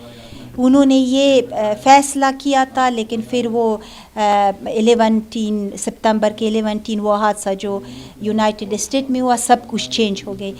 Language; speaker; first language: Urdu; non-native, fluent; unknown